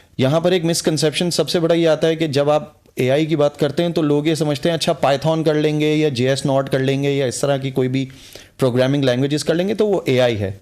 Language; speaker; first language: Urdu; early bilingual, heritage; Urdu